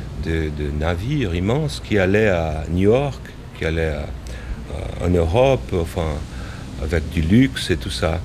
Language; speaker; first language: French; non-native, fluent; Portuguese